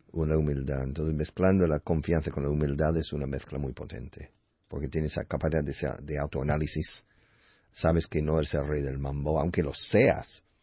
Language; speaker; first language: Spanish; non-native, fluent; English